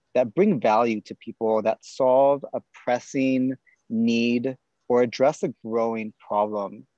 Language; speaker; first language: English; native; English